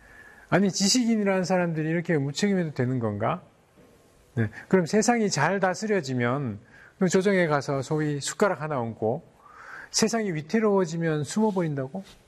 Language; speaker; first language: Korean; native; Korean